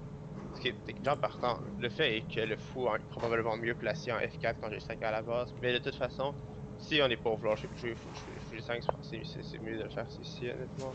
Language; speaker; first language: French; native; French